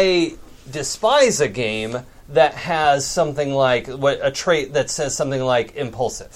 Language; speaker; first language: English; native; English